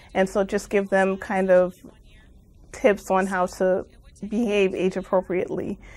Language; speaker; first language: English; native; English